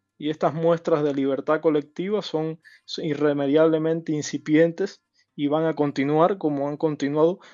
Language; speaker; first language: Spanish; native; Spanish